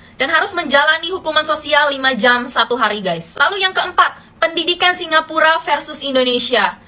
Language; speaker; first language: Indonesian; native; Indonesian